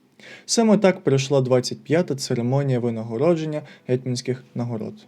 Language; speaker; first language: Ukrainian; native; Ukrainian